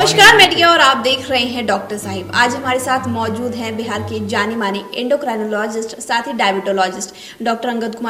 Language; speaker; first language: Hindi; native; Hindi